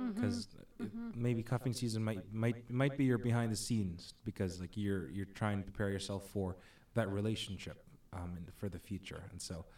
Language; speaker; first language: English; non-native, local second language; Filipino